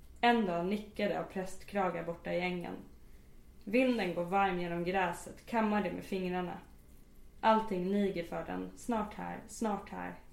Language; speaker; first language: Swedish; native; Swedish